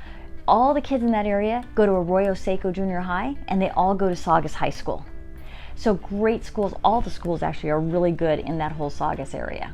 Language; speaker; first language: English; native; English